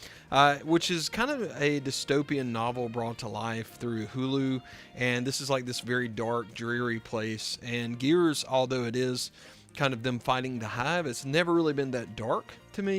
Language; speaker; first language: English; native; English